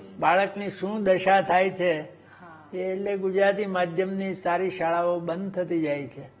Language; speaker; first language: Gujarati; native; Gujarati